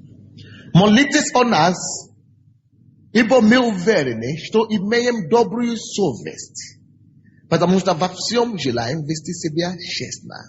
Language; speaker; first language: Russian; non-native, fluent; Yoruba